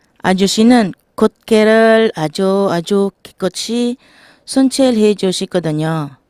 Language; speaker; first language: Korean; non-native, learner; Filipino